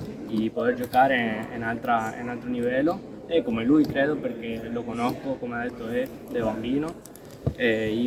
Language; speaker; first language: Italian; non-native, learner; Spanish